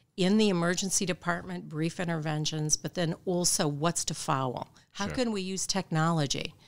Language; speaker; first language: English; native; English